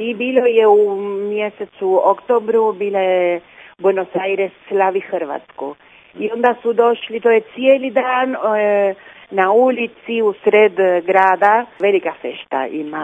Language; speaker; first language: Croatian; early bilingual, heritage; Croatian